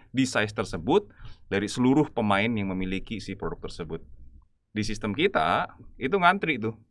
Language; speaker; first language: Indonesian; native; Indonesian